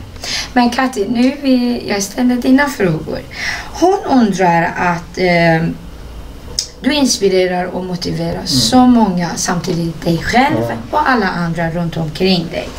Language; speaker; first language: Swedish; non-native, fluent; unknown